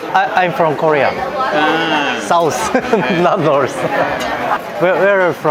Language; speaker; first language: English; non-native, learner; Korean